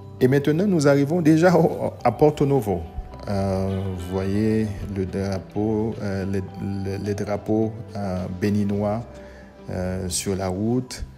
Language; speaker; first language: French; non-native, local second language; Haitian Creole